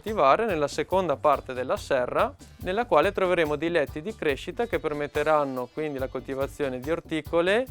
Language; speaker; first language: Italian; native; Italian